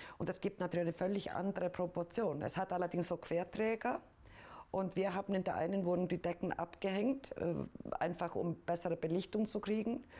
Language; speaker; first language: German; non-native, fluent; Icelandic